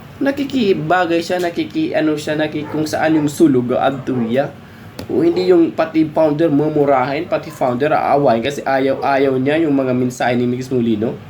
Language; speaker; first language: Filipino; non-native, local second language; Cebuano